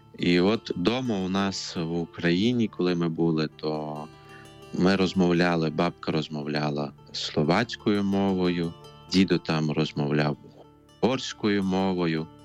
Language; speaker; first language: Ukrainian; non-native, local second language; Romany